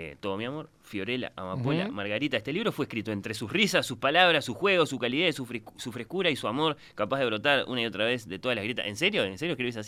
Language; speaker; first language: Spanish; native; Spanish